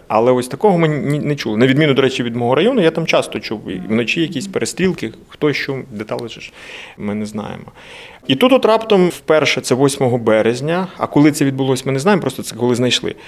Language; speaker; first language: Ukrainian; native; Ukrainian